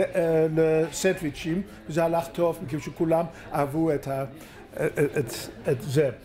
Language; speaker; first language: Hebrew; non-native, fluent; Dutch